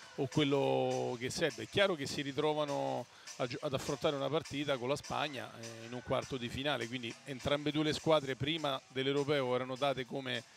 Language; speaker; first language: Italian; native; Italian